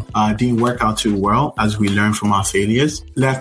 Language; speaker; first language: English; non-native, local second language; Akan